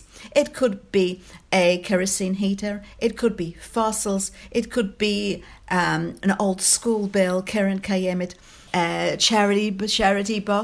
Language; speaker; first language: English; native; English